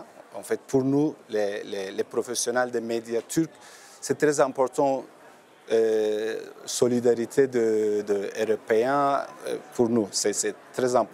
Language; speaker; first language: French; non-native, learner; Turkish